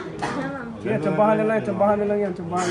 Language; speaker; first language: Filipino; native; Filipino